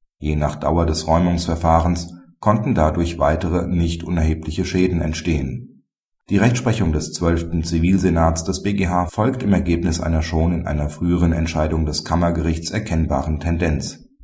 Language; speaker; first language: German; native; German